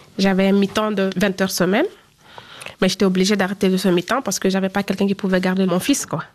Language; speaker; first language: French; non-native, fluent; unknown